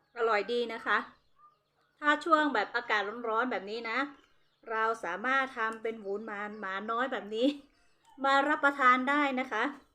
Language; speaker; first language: Thai; non-native, local second language; Hmong